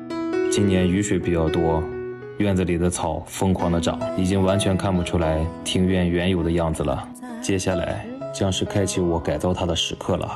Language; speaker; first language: Chinese; native; Chinese